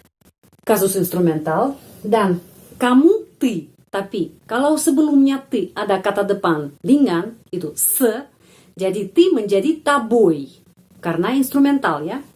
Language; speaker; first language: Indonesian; non-native, fluent; Russian